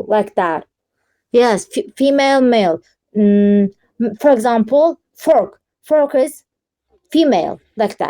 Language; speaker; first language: English; non-native, learner; Turkish